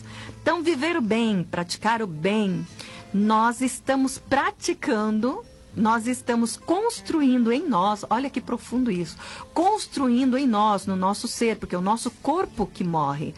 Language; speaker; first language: Portuguese; native; Portuguese